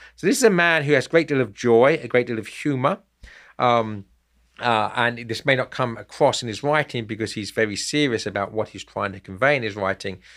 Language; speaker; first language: English; native; English